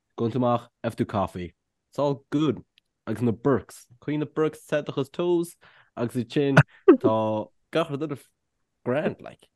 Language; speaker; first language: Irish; native; Irish